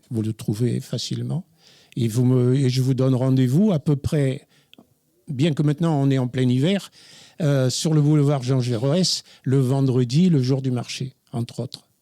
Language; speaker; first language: French; native; French